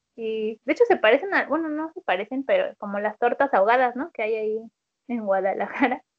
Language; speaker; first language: Spanish; native; Spanish